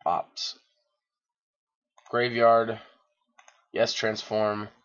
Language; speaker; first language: English; native; English